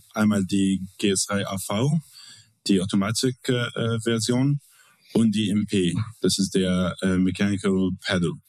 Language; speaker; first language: German; non-native, fluent; Arabic